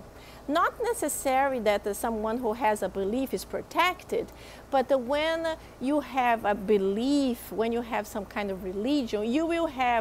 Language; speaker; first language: English; non-native, fluent; Portuguese